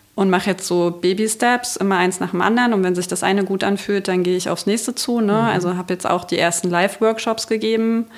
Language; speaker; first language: German; native; German